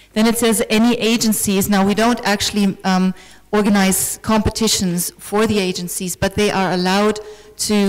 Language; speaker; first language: English; non-native, fluent; German